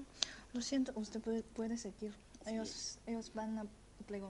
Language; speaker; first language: Spanish; non-native, fluent; Chinese